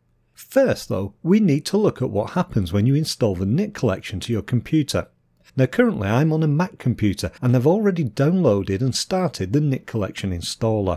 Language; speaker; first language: English; native; English